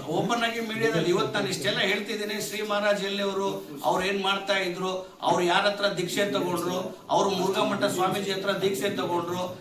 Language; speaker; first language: Kannada; non-native, local second language; Lambadi